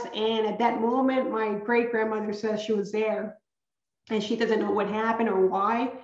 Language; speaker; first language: English; early bilingual, other home language; Spanish